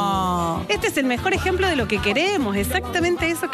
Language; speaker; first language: Spanish; native; Spanish